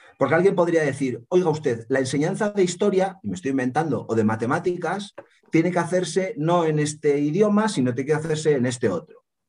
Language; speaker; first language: Spanish; native; Spanish